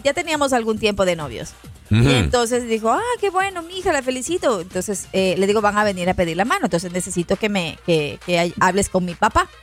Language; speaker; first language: Spanish; native; Spanish